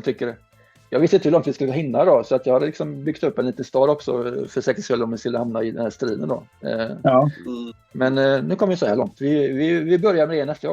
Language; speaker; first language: Swedish; native; Swedish